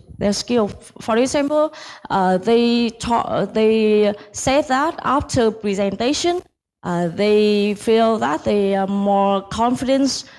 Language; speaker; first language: English; non-native, fluent; Vietnamese